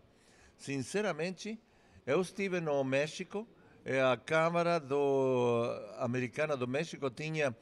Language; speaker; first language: Portuguese; non-native, fluent; English